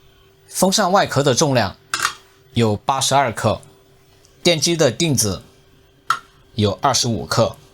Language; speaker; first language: Chinese; native; Chinese